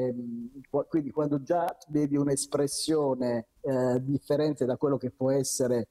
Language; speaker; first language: Italian; native; Italian